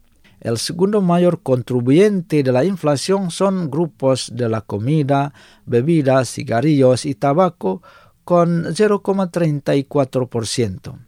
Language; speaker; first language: Spanish; non-native, fluent; Indonesian